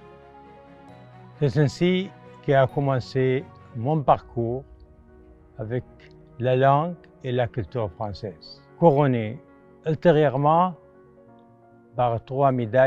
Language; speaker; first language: French; non-native, fluent; Arabic